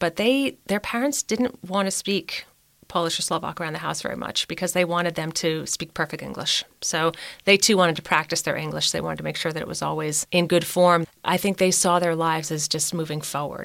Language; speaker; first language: English; native; English